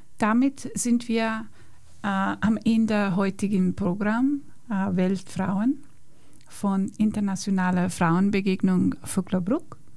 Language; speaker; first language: German; non-native, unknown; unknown